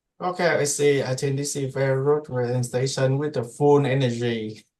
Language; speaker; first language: English; non-native, learner; Indonesian